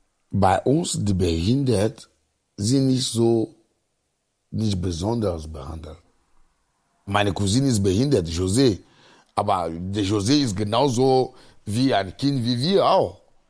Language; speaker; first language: German; non-native, fluent; Ewe